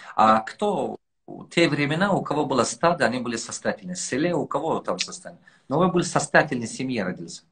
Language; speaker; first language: Russian; non-native, local second language; Tajik